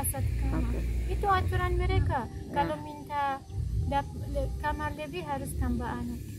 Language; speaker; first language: Indonesian; non-native, learner; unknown